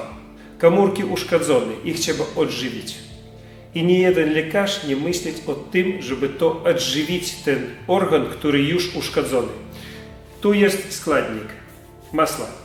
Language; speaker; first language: Polish; non-native, learner; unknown